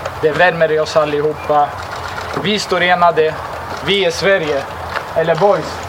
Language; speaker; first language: Swedish; early bilingual, other home language; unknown